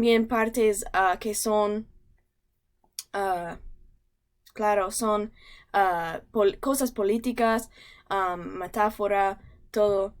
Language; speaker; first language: Spanish; non-native, learner; English